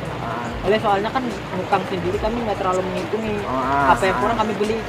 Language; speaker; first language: Indonesian; native; Indonesian